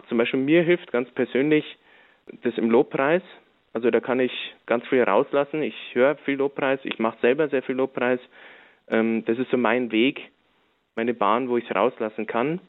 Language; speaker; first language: German; native; German